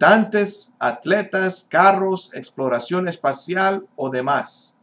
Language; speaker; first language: Spanish; non-native, fluent; English